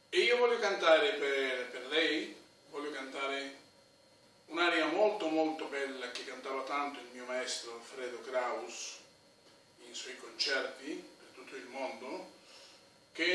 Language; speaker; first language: Italian; non-native, fluent; Spanish